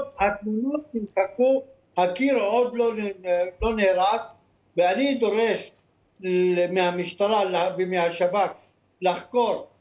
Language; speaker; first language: Hebrew; non-native, local second language; Arabic